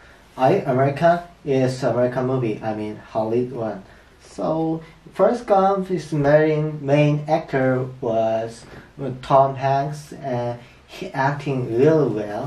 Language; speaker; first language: English; non-native, learner; Korean